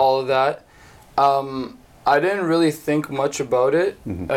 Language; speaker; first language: English; native; English